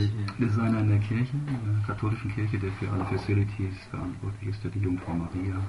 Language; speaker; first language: German; native; German